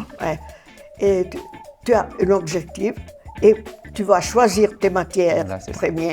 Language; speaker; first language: French; non-native, fluent; Italian